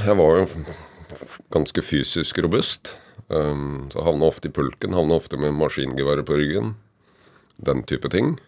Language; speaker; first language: Norwegian; native; Norwegian